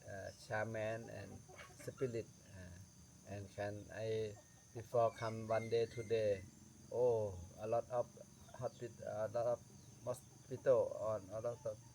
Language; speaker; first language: English; non-native, learner; Thai